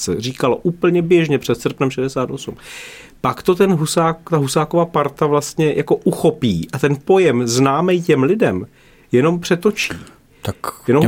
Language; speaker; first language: Czech; native; Czech